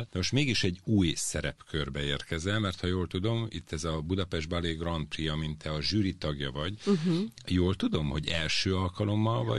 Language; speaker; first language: Hungarian; native; Hungarian